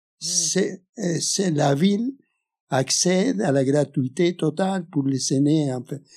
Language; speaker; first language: French; non-native, fluent; Spanish